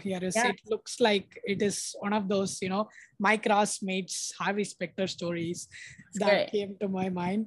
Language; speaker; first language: English; non-native, local second language; Tamil